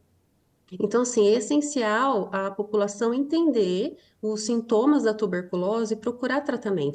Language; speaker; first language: Portuguese; native; Portuguese